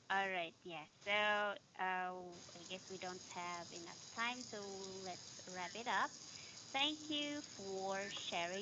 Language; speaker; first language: English; non-native, fluent; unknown